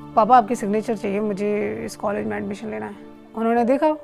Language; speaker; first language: Hindi; native; Hindi